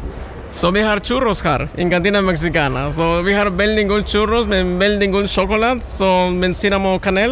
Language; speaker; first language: Norwegian; non-native, learner; Spanish